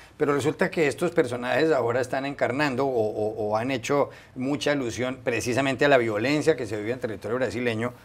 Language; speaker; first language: Spanish; native; Spanish